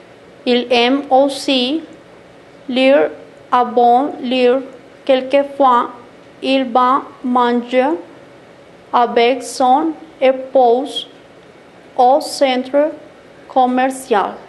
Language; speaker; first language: French; non-native, learner; Spanish